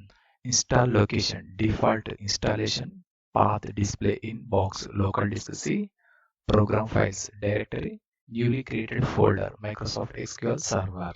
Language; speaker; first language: English; non-native, learner; Telugu